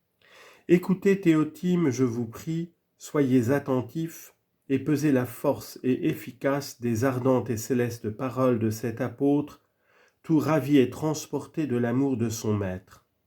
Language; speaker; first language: French; native; French